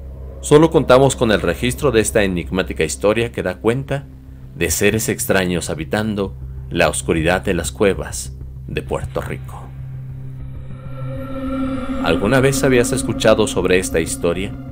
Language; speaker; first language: Spanish; native; Spanish